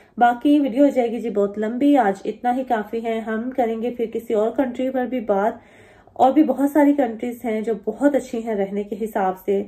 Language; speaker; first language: Urdu; native; Urdu